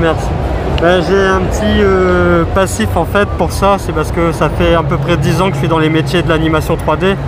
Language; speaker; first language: French; native; French